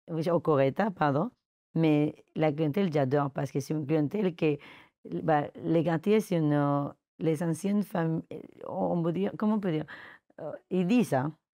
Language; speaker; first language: French; non-native, fluent; Spanish